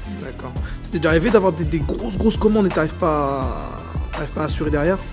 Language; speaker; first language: French; native; French